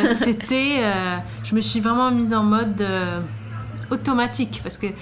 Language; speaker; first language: French; non-native, fluent; Swedish